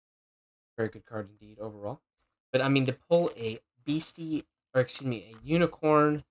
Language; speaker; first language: English; native; English